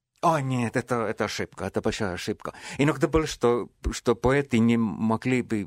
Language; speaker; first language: Russian; non-native, fluent; Estonian